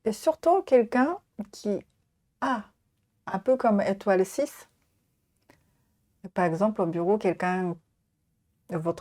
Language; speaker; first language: French; non-native, fluent; Japanese